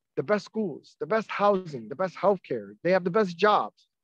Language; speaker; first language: English; native; English